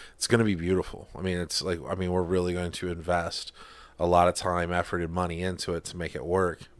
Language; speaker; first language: English; native; English